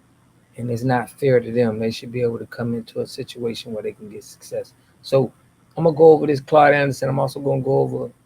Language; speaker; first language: English; native; English